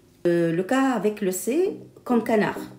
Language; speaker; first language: French; non-native, local second language; Arabic